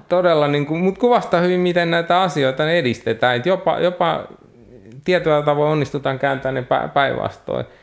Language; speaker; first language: Finnish; native; Finnish